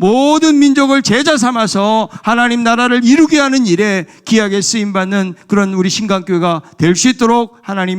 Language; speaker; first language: Korean; native; Korean